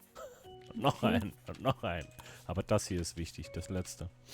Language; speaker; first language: German; native; German